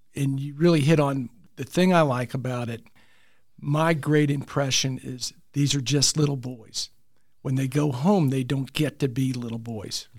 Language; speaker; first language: English; early bilingual, other home language; Italian